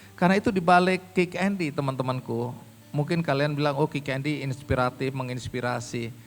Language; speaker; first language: Indonesian; native; Indonesian